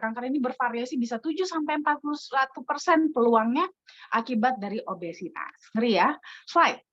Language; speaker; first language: Indonesian; native; Indonesian